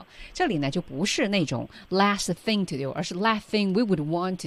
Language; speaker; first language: Chinese; native; Chinese